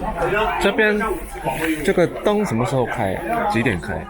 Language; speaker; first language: Chinese; non-native, fluent; Korean